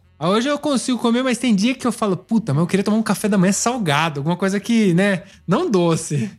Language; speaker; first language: Portuguese; native; Portuguese